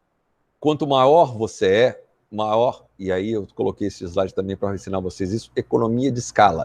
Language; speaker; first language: Portuguese; native; Portuguese